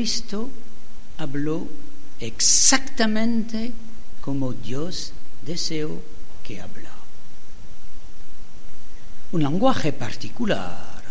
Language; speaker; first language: Spanish; non-native, fluent; French